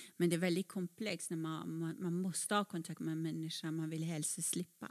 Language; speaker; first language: Swedish; non-native, fluent; Persian